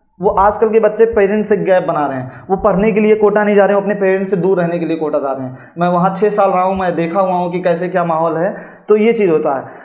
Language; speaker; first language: Hindi; native; Hindi